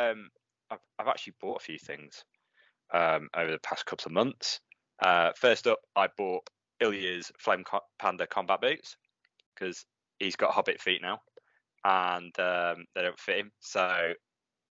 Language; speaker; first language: English; native; English